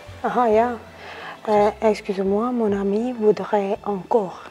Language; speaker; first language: French; non-native, learner; Estonian